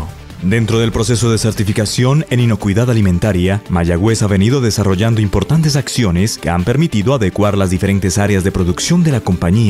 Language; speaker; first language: Spanish; native; Spanish